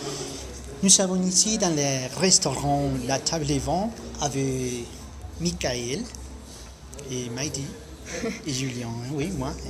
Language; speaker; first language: French; non-native, learner; Spanish